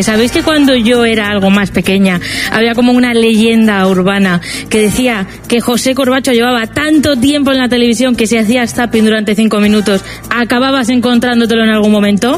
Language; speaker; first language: Spanish; native; Spanish